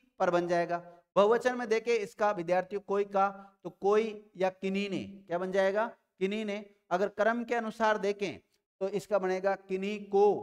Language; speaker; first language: Hindi; native; Hindi